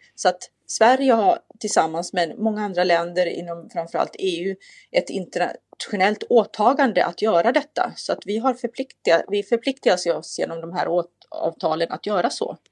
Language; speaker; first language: Swedish; native; Swedish